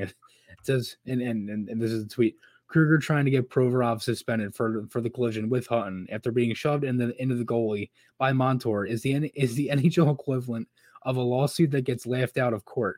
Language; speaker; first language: English; native; English